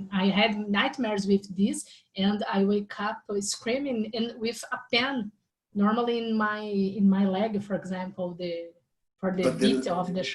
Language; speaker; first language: English; non-native, learner; Portuguese